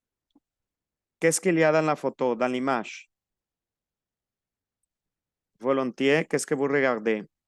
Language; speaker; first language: French; non-native, fluent; Spanish